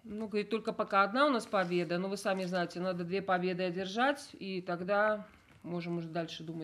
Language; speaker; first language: Russian; native; Russian